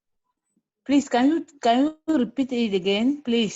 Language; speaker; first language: English; non-native, learner; French